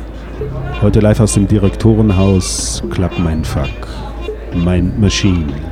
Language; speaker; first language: German; native; German